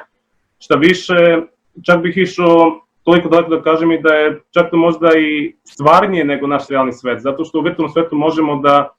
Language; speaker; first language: Bosnian; native; Bosnian